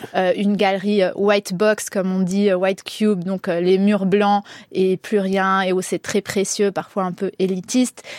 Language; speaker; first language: French; early bilingual, heritage; Spanish